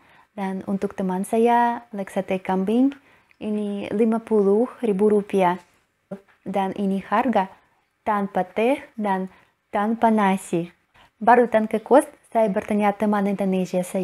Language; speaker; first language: Indonesian; non-native, learner; Russian